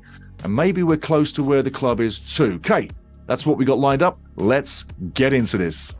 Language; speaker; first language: English; native; English